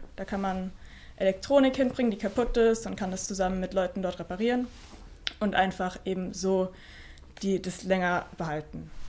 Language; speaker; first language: German; native; German